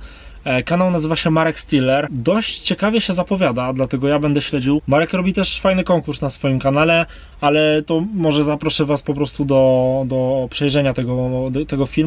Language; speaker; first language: Polish; native; Polish